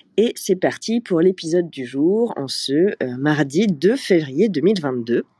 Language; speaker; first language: French; native; French